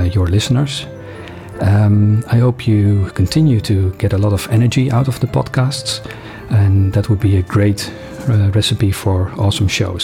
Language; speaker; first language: English; native; English